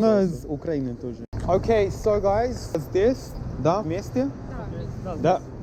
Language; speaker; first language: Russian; non-native, learner; English